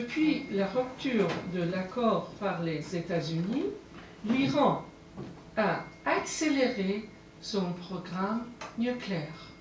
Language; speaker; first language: French; non-native, fluent; Persian